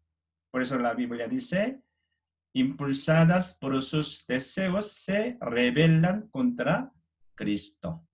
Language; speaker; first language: Spanish; non-native, fluent; Korean